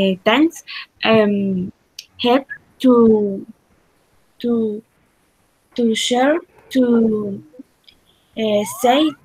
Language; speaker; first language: English; non-native, learner; Spanish